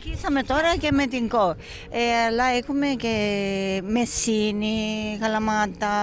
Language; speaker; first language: Greek; non-native, fluent; Italian